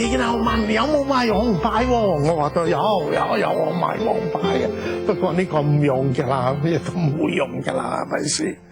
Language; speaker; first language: Cantonese; non-native, fluent; Italian